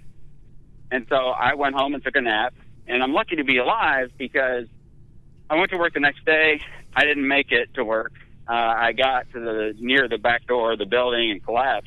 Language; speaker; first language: English; native; English